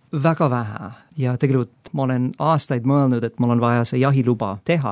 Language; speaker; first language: Estonian; non-native, fluent; English